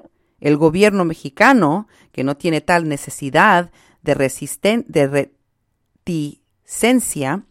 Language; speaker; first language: Spanish; native; Spanish